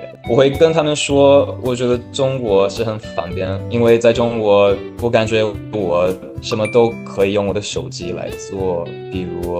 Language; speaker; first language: Chinese; non-native, fluent; English